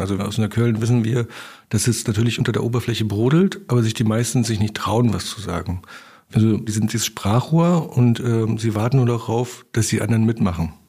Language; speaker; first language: German; native; German